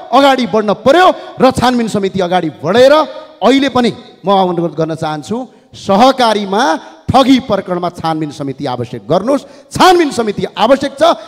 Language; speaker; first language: Nepali; native; Nepali